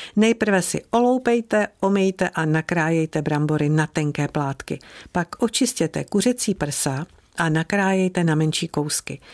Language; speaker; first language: Czech; native; Czech